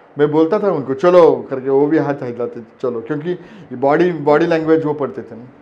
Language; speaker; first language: Hindi; non-native, local second language; Marathi